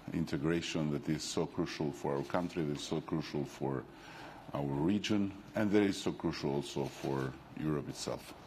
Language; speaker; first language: English; non-native, fluent; Albanian